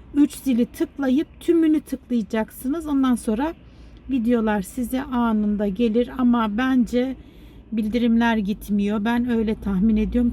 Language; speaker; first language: Turkish; native; Turkish